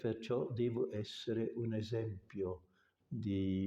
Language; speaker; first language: Italian; non-native, local second language; German